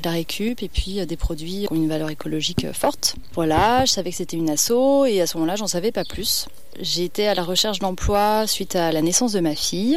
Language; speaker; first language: French; native; French